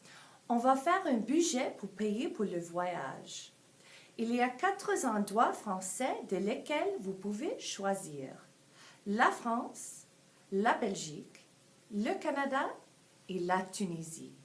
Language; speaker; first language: French; non-native, fluent; English